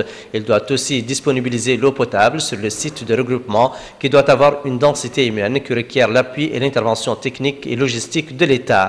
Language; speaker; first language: French; non-native, local second language; Arabic